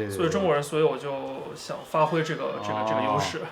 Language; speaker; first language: Chinese; native; Chinese